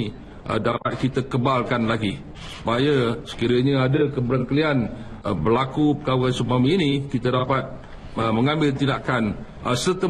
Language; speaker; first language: Malay; native; Malay